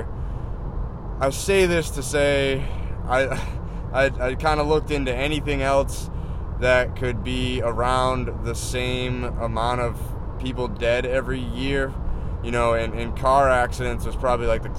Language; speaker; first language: English; native; English